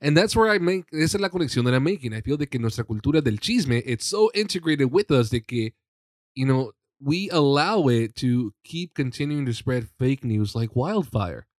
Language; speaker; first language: English; early bilingual, other home language; Spanish